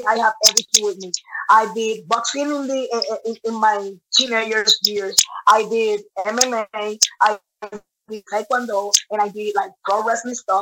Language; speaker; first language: English; non-native, learner; Spanish